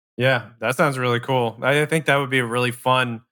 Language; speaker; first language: English; early bilingual, other home language; Filipino